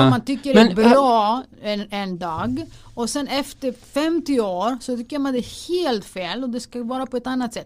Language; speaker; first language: Swedish; non-native, fluent; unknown